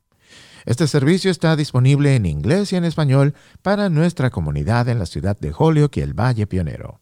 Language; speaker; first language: Spanish; native; Spanish